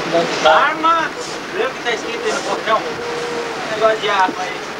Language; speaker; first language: Portuguese; native; Portuguese